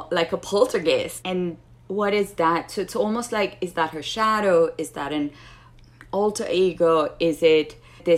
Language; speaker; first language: English; non-native, local second language; Urdu